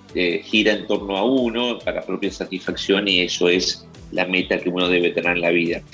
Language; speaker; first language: Spanish; native; Spanish